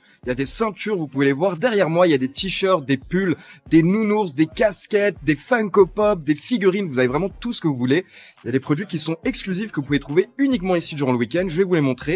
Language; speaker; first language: French; native; French